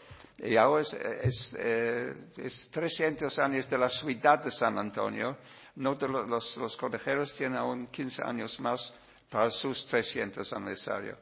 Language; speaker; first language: Spanish; non-native, learner; English